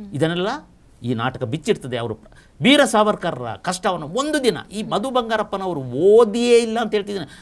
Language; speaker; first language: Kannada; non-native, local second language; Kodava